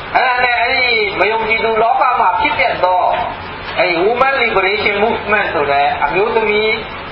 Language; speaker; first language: Burmese; non-native, local second language; Hakha Chin